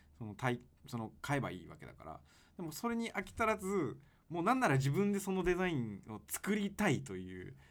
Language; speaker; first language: Japanese; native; Japanese